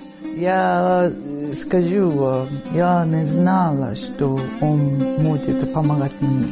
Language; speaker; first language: Russian; non-native, learner; Japanese